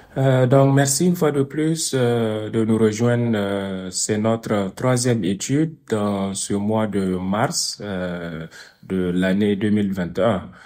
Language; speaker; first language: French; non-native, fluent; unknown